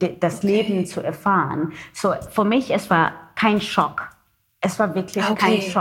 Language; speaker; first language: German; non-native, learner; Xhosa